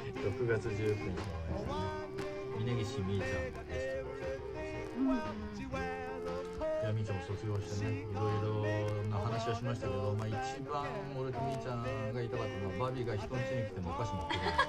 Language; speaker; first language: Japanese; native; Japanese